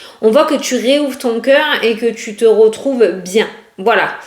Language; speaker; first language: French; native; French